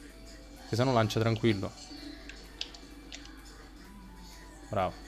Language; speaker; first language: Italian; native; Italian